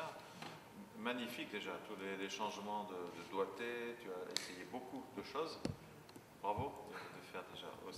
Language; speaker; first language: French; native; French